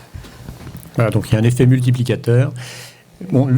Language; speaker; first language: French; native; French